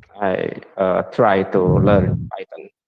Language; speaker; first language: English; non-native, learner; Indonesian